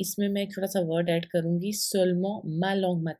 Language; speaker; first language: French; non-native, fluent; Hindi